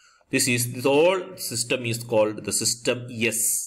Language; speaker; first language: English; non-native, local second language; Malayalam